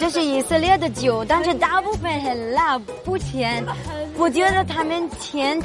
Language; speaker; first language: Chinese; non-native, learner; Hebrew